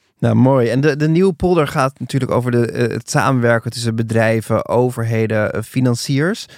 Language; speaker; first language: Dutch; native; Dutch